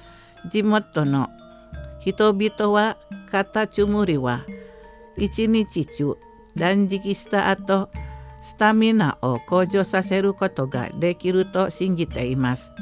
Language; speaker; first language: Japanese; non-native, fluent; Indonesian